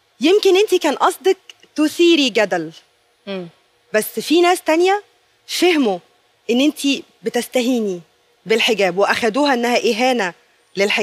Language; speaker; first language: Arabic; native; Arabic